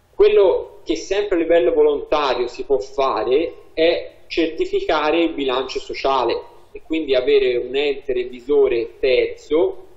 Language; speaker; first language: Italian; native; Italian